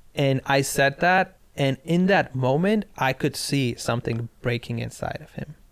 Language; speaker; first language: English; non-native, local second language; Pashto